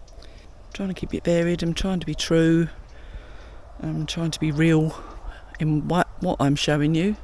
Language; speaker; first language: English; native; English